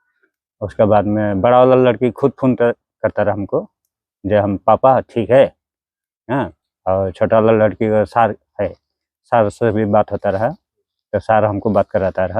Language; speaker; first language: Hindi; non-native, local second language; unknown